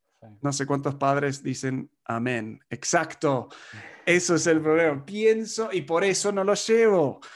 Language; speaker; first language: Spanish; non-native, fluent; English